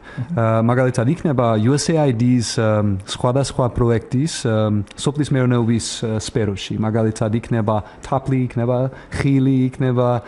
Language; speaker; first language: Georgian; non-native, learner; English